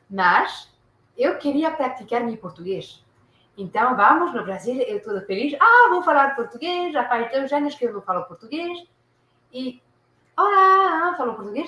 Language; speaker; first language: Portuguese; non-native, learner; French